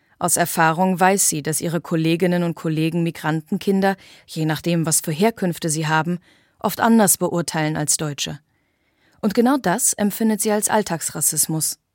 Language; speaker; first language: German; native; German